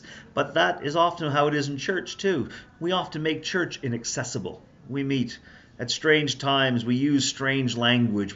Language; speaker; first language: English; native; English